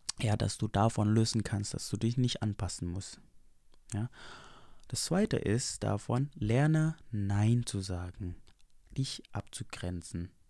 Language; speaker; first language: German; non-native, fluent; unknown